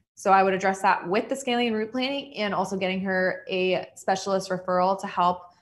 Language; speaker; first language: English; native; English